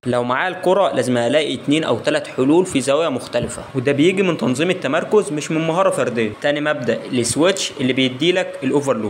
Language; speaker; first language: Arabic; native; Arabic